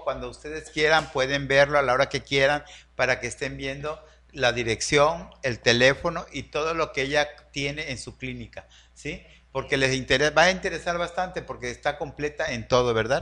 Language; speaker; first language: Spanish; native; Spanish